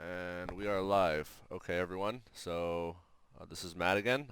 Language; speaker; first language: English; native; English